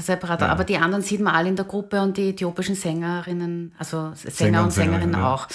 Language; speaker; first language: German; native; German